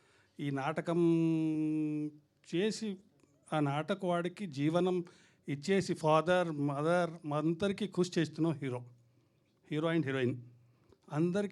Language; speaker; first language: Telugu; non-native, learner; Hindi